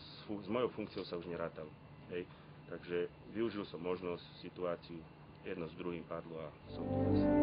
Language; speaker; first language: Slovak; native; Slovak